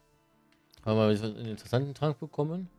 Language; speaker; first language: German; native; German